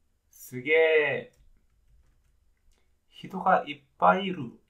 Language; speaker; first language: Japanese; native; Japanese